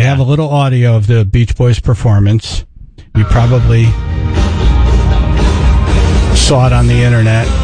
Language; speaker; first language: English; native; English